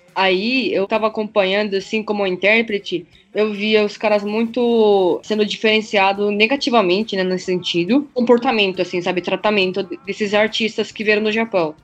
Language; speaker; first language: Portuguese; early bilingual, other home language; Japanese